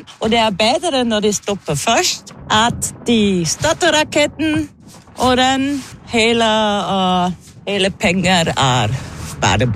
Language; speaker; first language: Norwegian; non-native, fluent; French